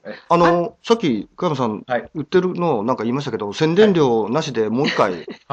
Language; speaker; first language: Japanese; native; Japanese